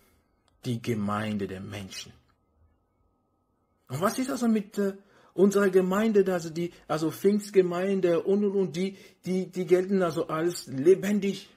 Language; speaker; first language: German; non-native, fluent; French